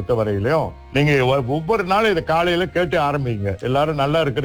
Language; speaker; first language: Tamil; early bilingual, heritage; Tamil